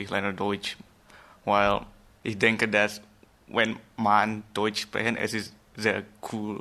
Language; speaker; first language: German; non-native, learner; Indonesian